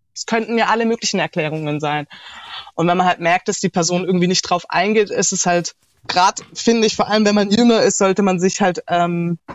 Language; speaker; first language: German; native; German